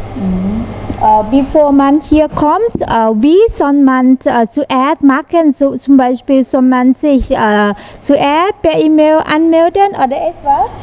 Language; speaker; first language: German; non-native, learner; Thai